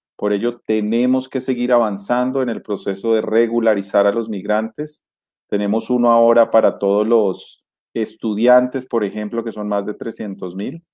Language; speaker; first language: Spanish; native; Spanish